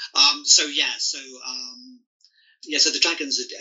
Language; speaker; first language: English; native; English